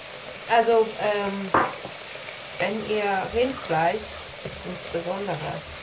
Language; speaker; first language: German; non-native, fluent; Persian